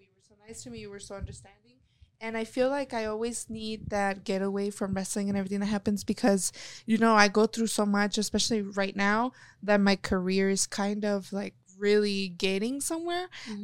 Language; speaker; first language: English; early bilingual, other home language; Spanish